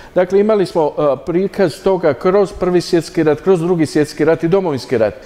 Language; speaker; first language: Croatian; native; Croatian